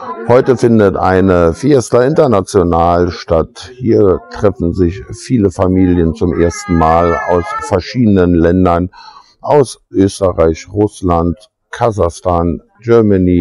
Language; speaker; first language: German; native; German